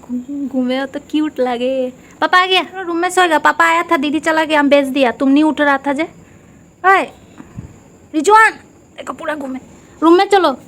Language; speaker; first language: Hindi; non-native, local second language; Bangla